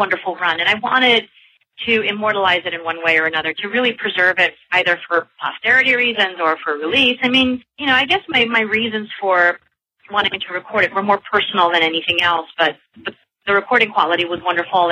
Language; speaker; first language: English; non-native, local second language; Filipino